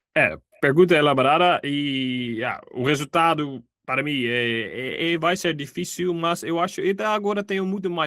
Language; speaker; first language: Portuguese; non-native, fluent; Dutch